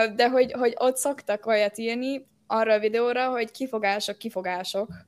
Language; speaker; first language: Hungarian; early bilingual, heritage; Hungarian